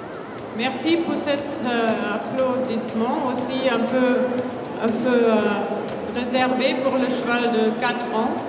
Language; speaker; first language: French; non-native, fluent; German